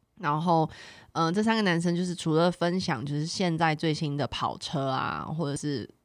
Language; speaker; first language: Chinese; native; Chinese